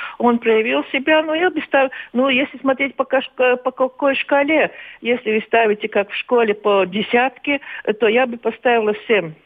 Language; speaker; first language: Russian; non-native, local second language; Latvian